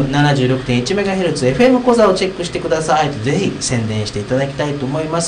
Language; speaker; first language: Japanese; native; Japanese